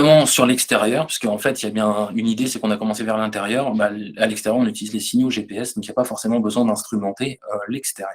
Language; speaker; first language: French; native; French